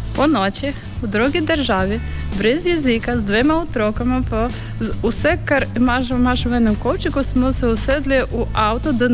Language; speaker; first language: Slovenian; non-native, fluent; Ukrainian